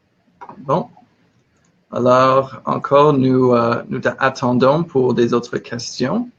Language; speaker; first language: French; non-native, learner; English